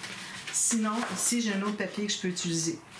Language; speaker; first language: French; native; French